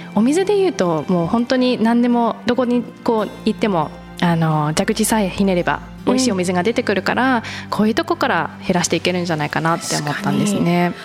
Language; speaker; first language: Japanese; early bilingual, heritage; Japanese